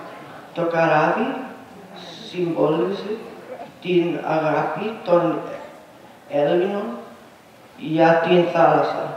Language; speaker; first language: Greek; early bilingual, heritage; Greek